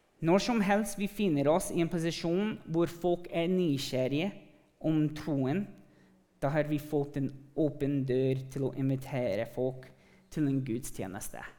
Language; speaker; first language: Norwegian; early bilingual, other home language; English